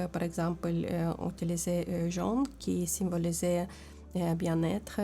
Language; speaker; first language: French; non-native, learner; Ukrainian